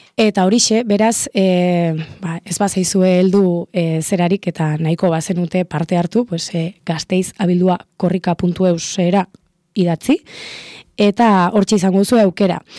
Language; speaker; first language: Basque; non-native, local second language; Spanish